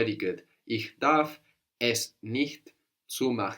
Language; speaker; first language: German; non-native, fluent; English